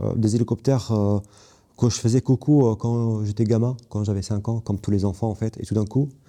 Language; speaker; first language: French; non-native, fluent; Arabic